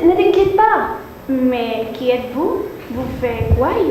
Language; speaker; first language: French; non-native, learner; Spanish